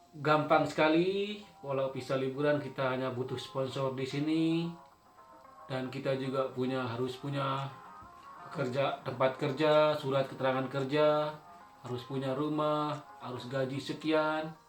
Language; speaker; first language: Indonesian; non-native, local second language; Sasak